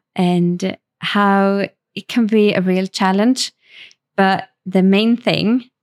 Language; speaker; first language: English; non-native, fluent; Swedish